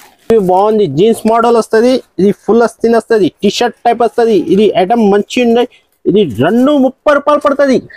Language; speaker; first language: Telugu; non-native, local second language; Urdu